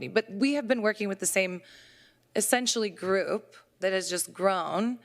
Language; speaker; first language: English; native; English